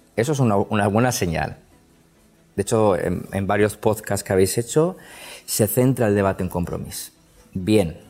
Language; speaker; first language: Spanish; native; Spanish